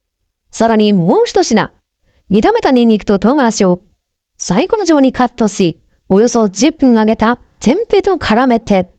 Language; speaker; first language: Japanese; native; Japanese